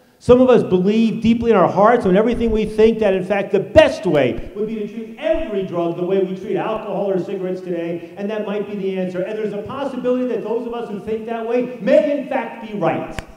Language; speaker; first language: English; native; English